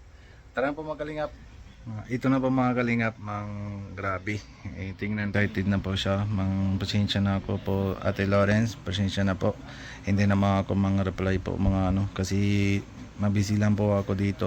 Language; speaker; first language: Filipino; non-native, learner; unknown